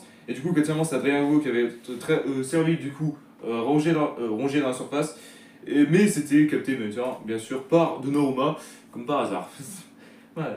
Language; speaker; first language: French; native; French